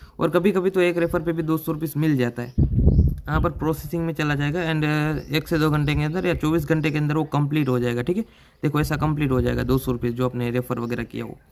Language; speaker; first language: Hindi; native; Hindi